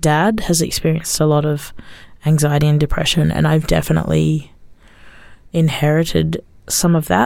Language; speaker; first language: English; native; English